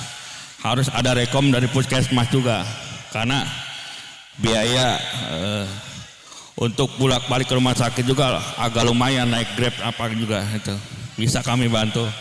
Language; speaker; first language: Indonesian; native; Indonesian